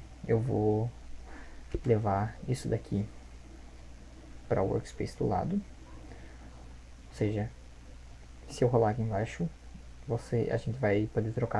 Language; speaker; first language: Portuguese; native; Portuguese